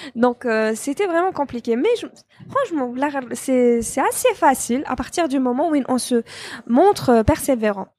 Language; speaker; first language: French; non-native, local second language; Arabic